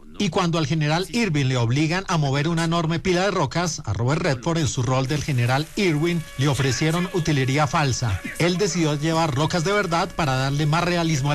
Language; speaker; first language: Spanish; native; Spanish